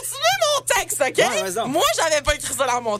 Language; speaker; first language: French; native; French